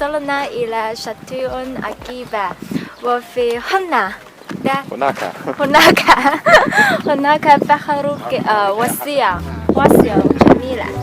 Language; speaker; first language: Arabic; non-native, learner; Chinese